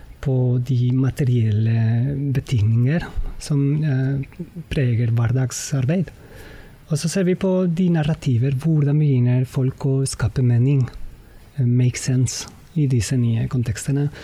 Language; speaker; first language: Norwegian; non-native, fluent; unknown